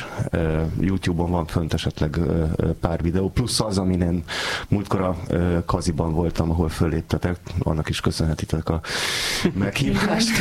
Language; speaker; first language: Hungarian; native; Hungarian